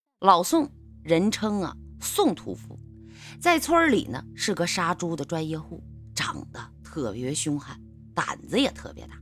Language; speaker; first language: Chinese; native; Chinese